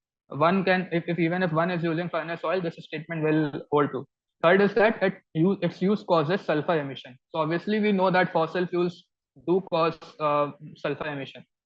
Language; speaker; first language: English; non-native, local second language; Hindi